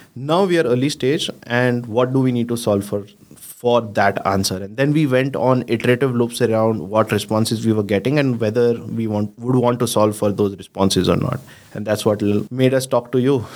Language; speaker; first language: English; non-native, local second language; Gujarati